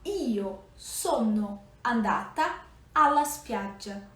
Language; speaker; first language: Italian; non-native, fluent; Portuguese